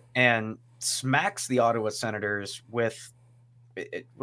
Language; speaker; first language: English; native; English